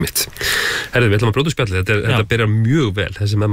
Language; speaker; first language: Icelandic; native; Icelandic